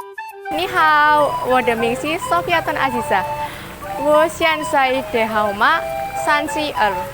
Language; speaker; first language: Chinese; non-native, learner; Indonesian